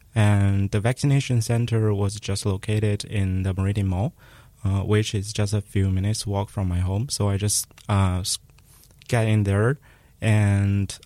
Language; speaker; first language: English; non-native, fluent; Chinese